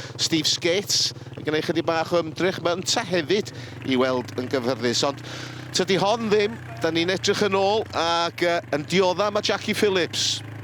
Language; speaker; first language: Welsh; native; Welsh